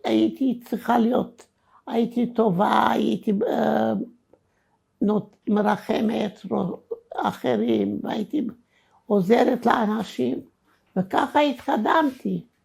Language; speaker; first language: Hebrew; non-native, fluent; Romanian